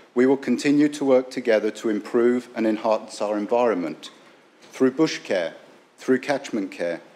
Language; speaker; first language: English; native; English